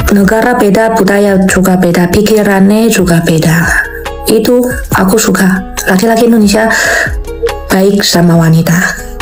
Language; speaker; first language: Indonesian; non-native, fluent; Chinese